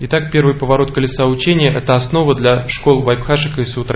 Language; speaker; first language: Russian; native; Russian